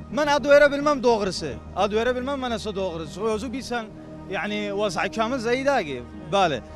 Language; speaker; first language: Turkish; native; Turkish